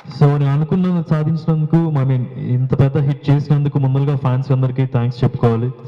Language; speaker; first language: Telugu; native; Telugu